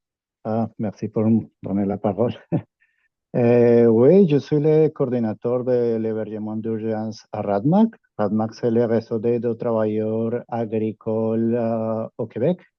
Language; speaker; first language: French; non-native, fluent; Spanish